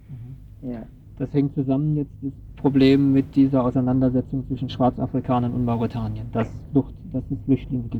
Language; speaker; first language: German; native; German